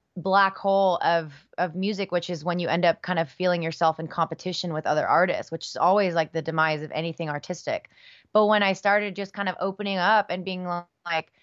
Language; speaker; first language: English; early bilingual, other home language; Spanish